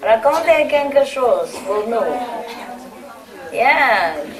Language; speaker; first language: French; non-native, fluent; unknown